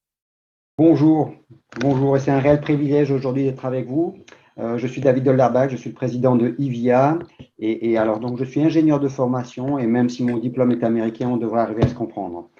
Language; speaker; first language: French; native; French